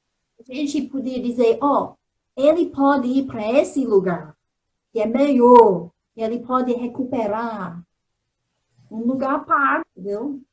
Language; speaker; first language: Portuguese; non-native, fluent; English